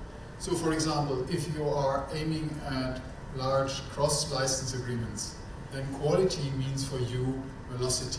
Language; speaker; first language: English; non-native, fluent; German